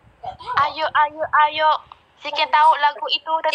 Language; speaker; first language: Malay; non-native, learner; Vietnamese